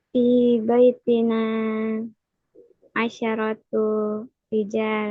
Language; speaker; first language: Arabic; non-native, learner; Indonesian